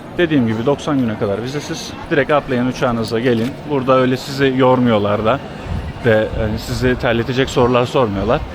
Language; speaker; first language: Turkish; native; Turkish